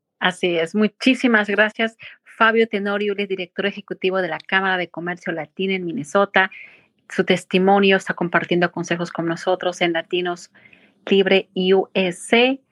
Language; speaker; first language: Spanish; native; Spanish